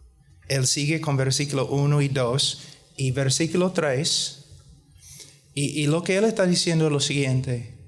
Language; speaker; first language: Spanish; non-native, fluent; English